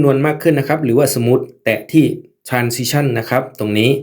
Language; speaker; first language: Thai; native; Thai